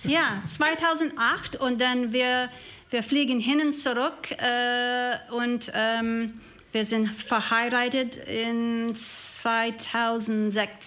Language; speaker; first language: German; non-native, learner; English